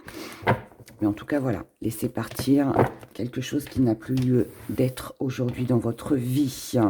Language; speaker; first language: French; native; French